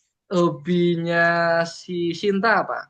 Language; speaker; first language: Indonesian; native; Indonesian